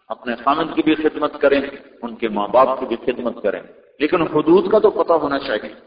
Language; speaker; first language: Urdu; non-native, local second language; Punjabi